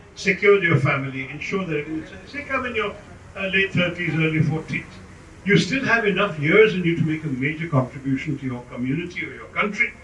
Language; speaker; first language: English; non-native, local second language; Malayalam